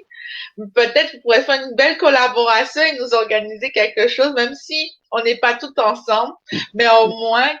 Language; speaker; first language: French; native; French